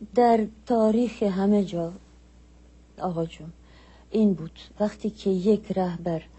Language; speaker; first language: Persian; non-native, fluent; Czech